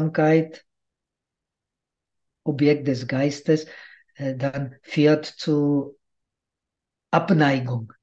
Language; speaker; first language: German; non-native, fluent; Czech